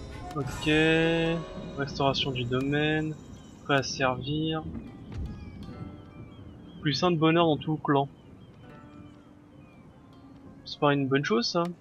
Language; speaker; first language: French; native; French